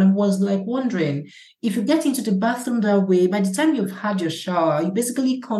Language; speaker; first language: English; non-native, local second language; Igbo